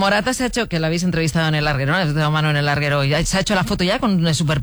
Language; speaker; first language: Spanish; native; Spanish